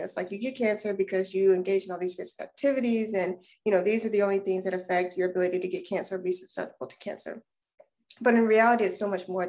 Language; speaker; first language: English; native; English